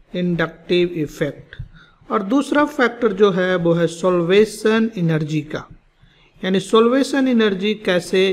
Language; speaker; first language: Hindi; native; Hindi